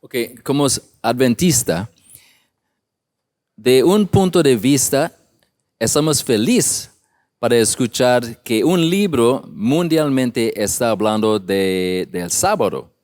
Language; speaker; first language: Spanish; non-native, learner; English